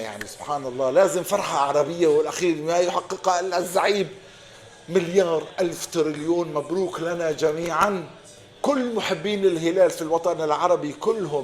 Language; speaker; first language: Arabic; native; Arabic